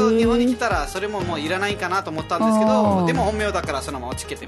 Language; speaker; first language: Japanese; non-native, fluent; Nepali